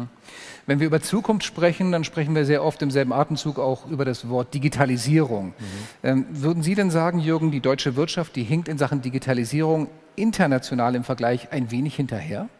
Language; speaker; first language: German; native; German